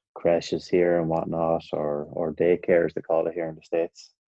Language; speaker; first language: English; native; English